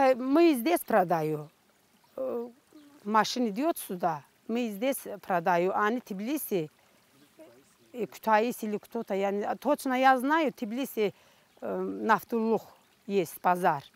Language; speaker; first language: Russian; non-native, learner; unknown